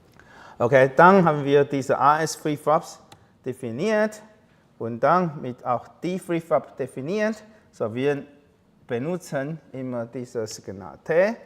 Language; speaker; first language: German; non-native, learner; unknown